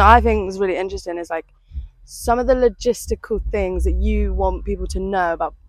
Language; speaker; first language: English; native; English